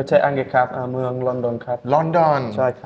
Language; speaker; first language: Thai; non-native, learner; English